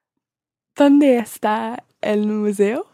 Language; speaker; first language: Spanish; non-native, learner; English